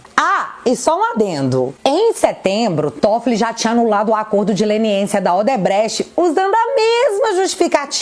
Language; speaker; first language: Portuguese; native; Portuguese